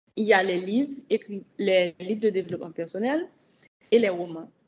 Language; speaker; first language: French; native; French